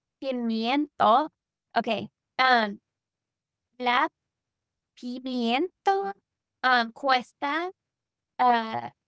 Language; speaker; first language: Spanish; non-native, learner; English